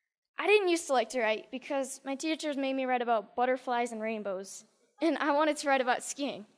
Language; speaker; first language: English; native; English